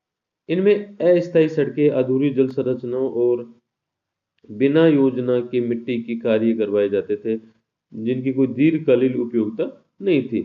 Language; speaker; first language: Hindi; native; Hindi